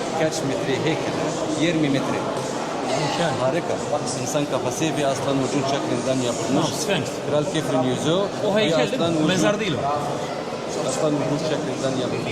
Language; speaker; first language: Turkish; non-native, learner; Arabic